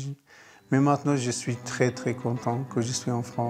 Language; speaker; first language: French; non-native, learner; Kurdish